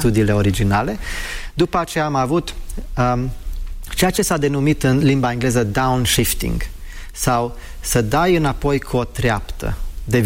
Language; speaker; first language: Romanian; non-native, fluent; English